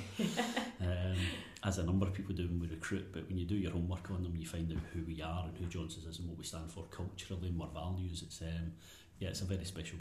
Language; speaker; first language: English; native; English